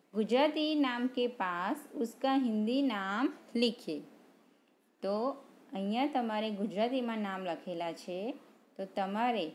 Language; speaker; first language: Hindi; non-native, local second language; Gujarati